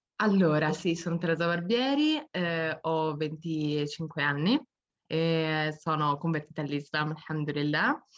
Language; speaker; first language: Italian; native; Italian